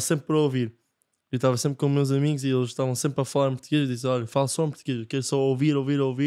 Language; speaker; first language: Portuguese; non-native, fluent; Japanese